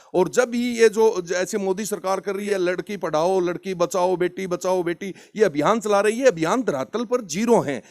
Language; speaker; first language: Hindi; native; Hindi